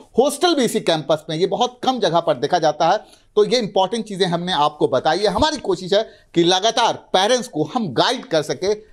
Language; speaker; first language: Hindi; native; Hindi